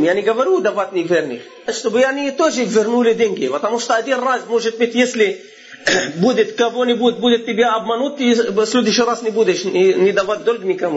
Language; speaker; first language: Russian; non-native, fluent; Arabic